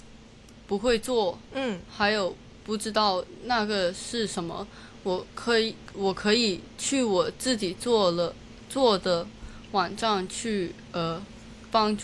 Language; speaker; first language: Chinese; non-native, learner; Cantonese